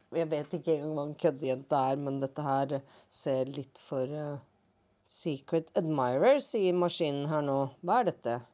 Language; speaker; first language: Norwegian; native; Norwegian